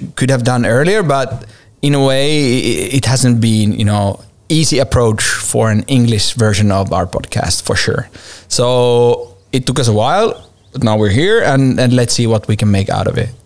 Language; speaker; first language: English; non-native, fluent; Finnish